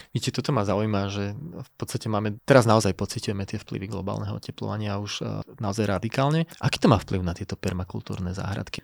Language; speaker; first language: Slovak; native; Slovak